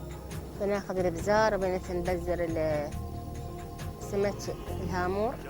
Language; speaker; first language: Arabic; native; Arabic